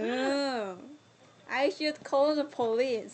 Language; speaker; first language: English; non-native, learner; Korean